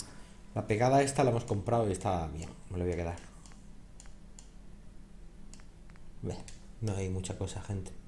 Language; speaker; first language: Spanish; native; Spanish